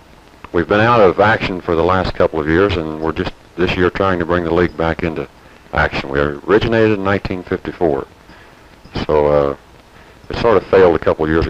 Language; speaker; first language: English; native; English